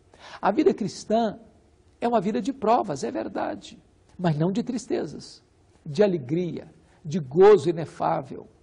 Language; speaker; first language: Portuguese; native; Portuguese